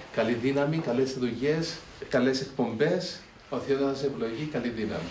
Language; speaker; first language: Greek; native; Greek